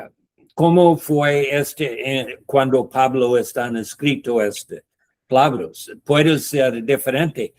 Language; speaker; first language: Spanish; non-native, learner; English